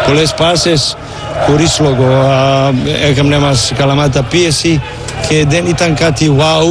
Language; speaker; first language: Greek; non-native, learner; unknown